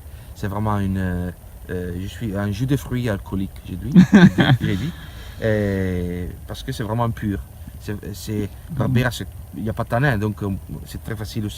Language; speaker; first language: French; non-native, learner; Italian